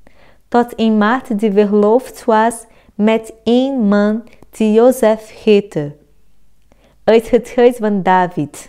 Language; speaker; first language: Dutch; non-native, fluent; Portuguese